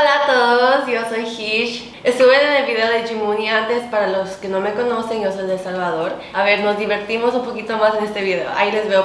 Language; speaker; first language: Spanish; early bilingual, heritage; Korean